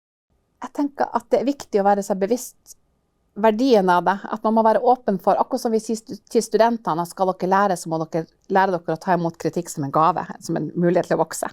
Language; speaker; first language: Norwegian; native; Norwegian